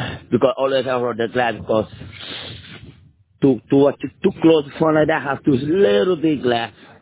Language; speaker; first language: English; non-native, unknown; Portuguese